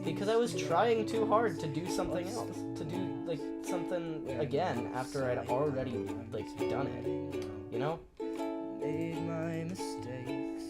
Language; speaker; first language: English; native; English